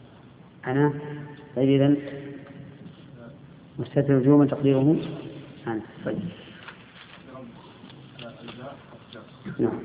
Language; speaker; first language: Arabic; native; Arabic